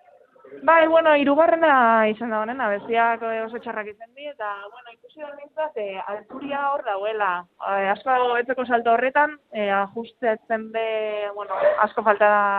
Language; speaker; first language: Basque; native; Basque